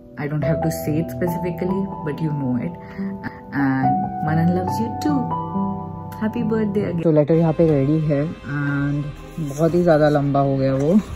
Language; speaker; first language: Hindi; non-native, local second language; Marathi